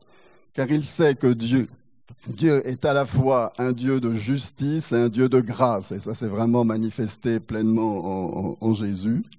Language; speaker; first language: French; native; French